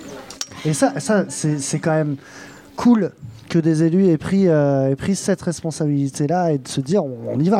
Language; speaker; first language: French; native; French